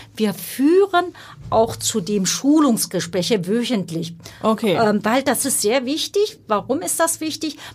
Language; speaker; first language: German; non-native, fluent; Turkish